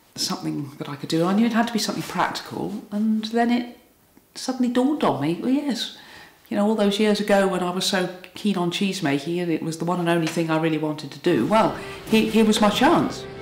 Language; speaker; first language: English; native; English